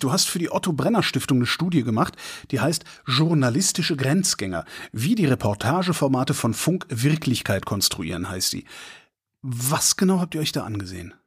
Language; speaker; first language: German; native; German